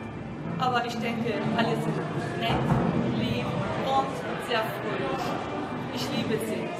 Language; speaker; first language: German; non-native, fluent; Turkish